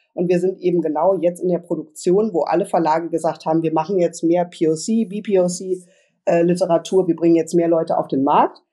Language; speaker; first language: German; native; German